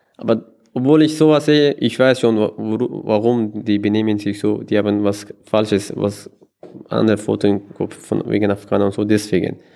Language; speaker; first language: German; non-native, learner; Persian